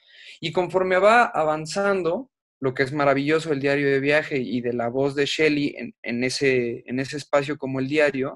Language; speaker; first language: Spanish; native; Spanish